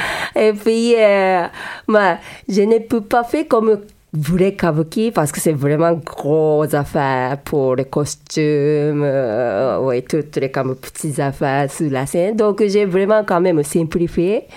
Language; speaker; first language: French; non-native, learner; Japanese